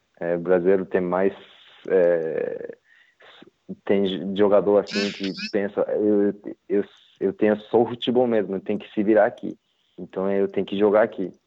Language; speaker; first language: Portuguese; non-native, learner; Japanese